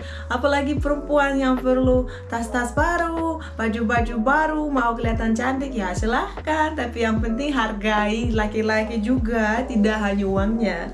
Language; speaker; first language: Indonesian; non-native, fluent; Russian